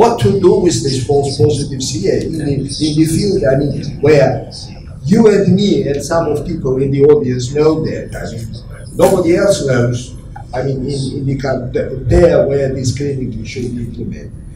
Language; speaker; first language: English; non-native, fluent; Russian